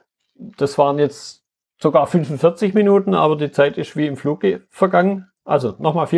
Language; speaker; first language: German; native; German